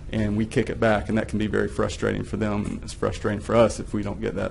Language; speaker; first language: English; native; English